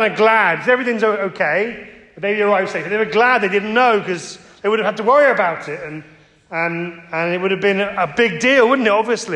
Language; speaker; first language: English; native; English